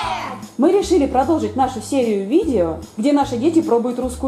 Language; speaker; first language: Russian; native; Russian